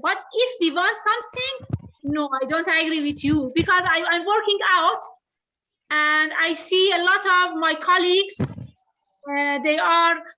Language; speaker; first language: English; non-native, learner; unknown